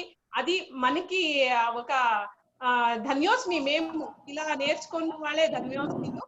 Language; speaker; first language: Telugu; non-native, local second language; Kannada